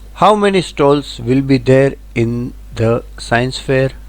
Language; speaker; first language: English; non-native, local second language; Gujarati